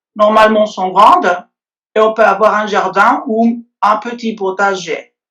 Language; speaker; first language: French; non-native, fluent; Spanish